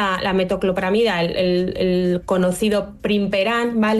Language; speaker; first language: Spanish; native; Spanish